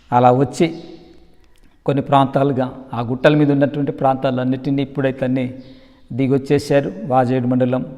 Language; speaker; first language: Telugu; non-native, local second language; Koya